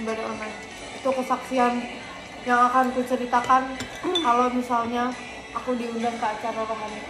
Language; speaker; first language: Indonesian; native; Indonesian